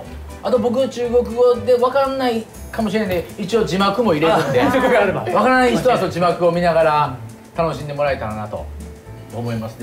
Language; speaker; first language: Japanese; native; Japanese